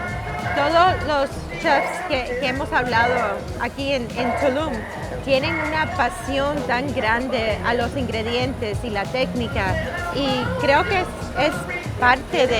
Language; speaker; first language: Spanish; early bilingual, heritage; Spanish